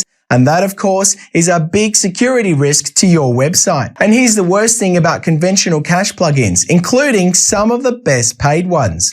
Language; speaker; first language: English; native; English